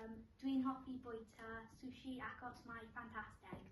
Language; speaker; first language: Welsh; non-native, learner; English